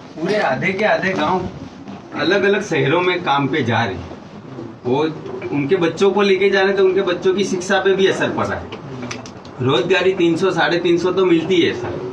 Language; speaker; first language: Hindi; non-native, local second language; Gujarati